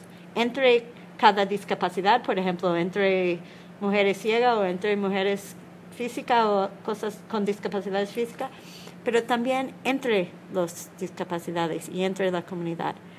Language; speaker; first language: Spanish; non-native, learner; English